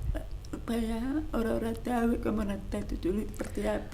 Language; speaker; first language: Indonesian; non-native, local second language; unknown